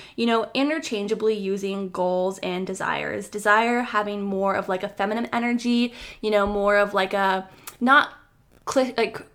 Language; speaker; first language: English; native; English